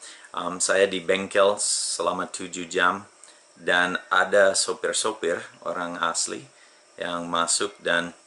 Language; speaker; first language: Indonesian; non-native, fluent; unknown